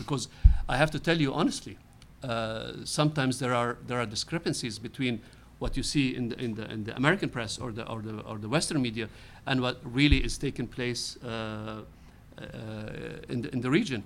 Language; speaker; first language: English; non-native, fluent; Arabic